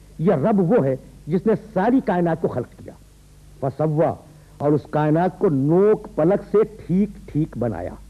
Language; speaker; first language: Urdu; native; Urdu